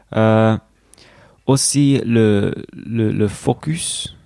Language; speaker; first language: French; non-native, learner; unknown